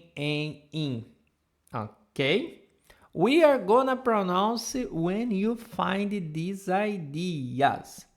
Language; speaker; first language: English; non-native, fluent; Portuguese